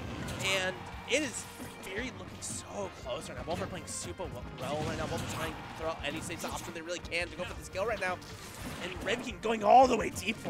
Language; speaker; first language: English; native; English